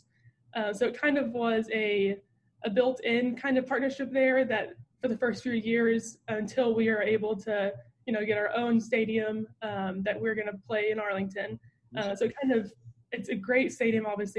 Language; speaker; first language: English; native; English